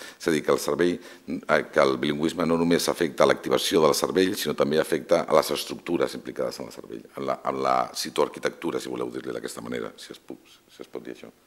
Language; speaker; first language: Catalan; non-native, local second language; Spanish